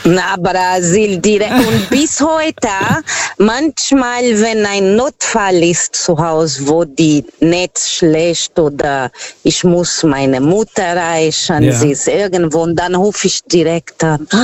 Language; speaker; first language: German; non-native, fluent; Portuguese